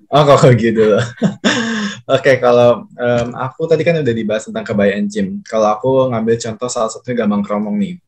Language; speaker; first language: Indonesian; native; Indonesian